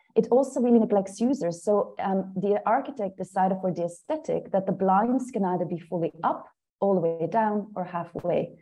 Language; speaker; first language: English; non-native, fluent; Dutch